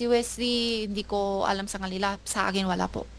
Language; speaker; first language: Filipino; non-native, learner; Chinese